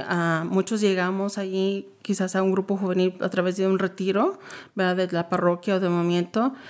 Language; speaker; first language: Spanish; early bilingual, heritage; Spanish